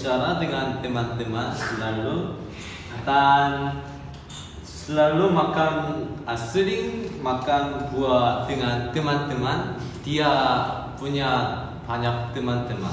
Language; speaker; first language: Indonesian; non-native, learner; Korean